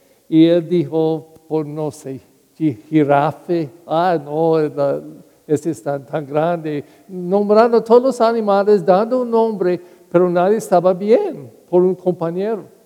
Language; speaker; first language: Spanish; non-native, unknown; English